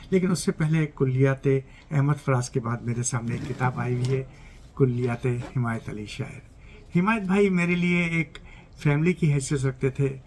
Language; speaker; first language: Urdu; native; Urdu